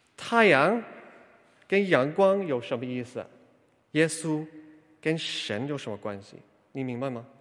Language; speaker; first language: Chinese; non-native, fluent; English